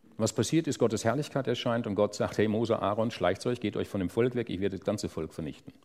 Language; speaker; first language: German; native; German